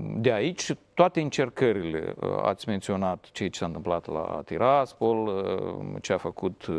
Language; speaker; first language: Romanian; native; Romanian